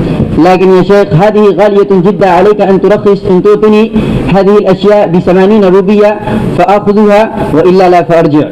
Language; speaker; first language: Arabic; non-native, learner; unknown